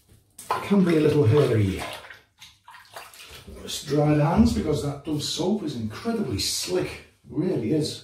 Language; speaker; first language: English; native; English